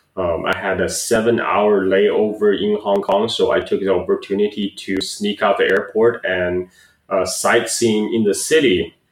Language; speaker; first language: English; non-native, fluent; Chinese